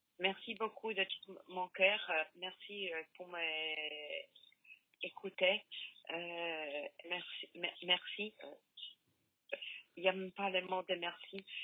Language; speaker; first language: French; non-native, learner; Polish